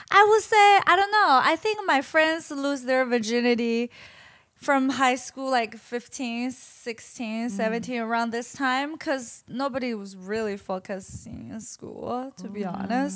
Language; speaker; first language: English; non-native, fluent; Chinese